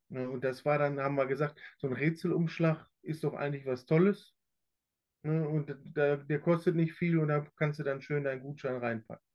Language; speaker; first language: German; native; German